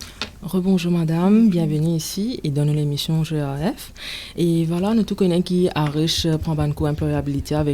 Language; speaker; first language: French; non-native, local second language; Morisyen